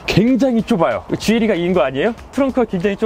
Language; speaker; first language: Korean; native; Korean